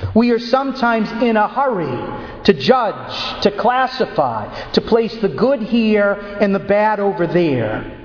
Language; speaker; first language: English; native; English